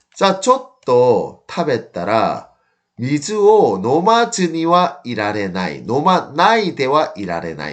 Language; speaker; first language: Japanese; non-native, fluent; Korean